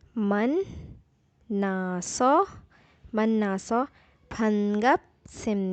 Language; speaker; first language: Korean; non-native, fluent; Urdu